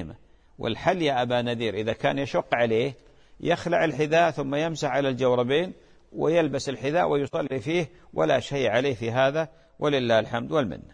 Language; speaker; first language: Arabic; native; Arabic